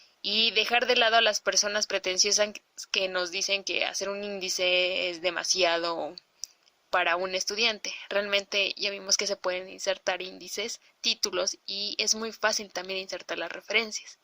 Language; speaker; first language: Spanish; native; Spanish